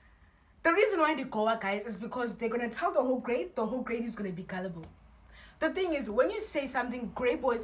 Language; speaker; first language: English; non-native, local second language; Xhosa